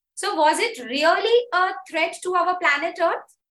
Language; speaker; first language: English; non-native, local second language; Hindi